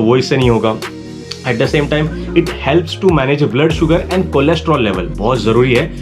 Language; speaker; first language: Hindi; non-native, local second language; Marathi